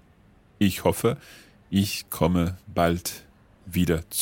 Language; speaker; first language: German; non-native, learner; English